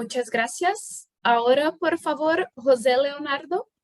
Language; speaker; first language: Spanish; non-native, fluent; Portuguese